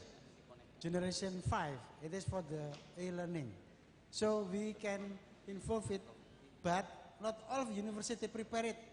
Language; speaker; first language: English; non-native, learner; Indonesian